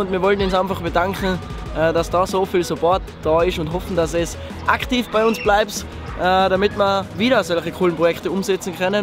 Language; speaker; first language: German; native; German